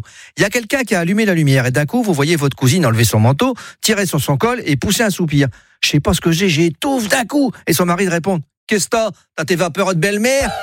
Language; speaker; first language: French; native; French